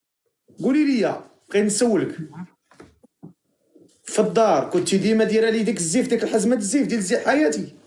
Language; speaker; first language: Arabic; native; Arabic